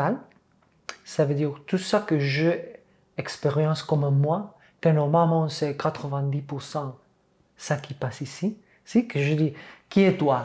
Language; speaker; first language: French; non-native, fluent; Catalan